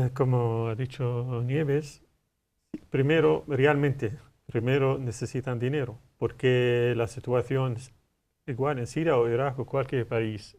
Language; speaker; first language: Spanish; non-native, learner; Arabic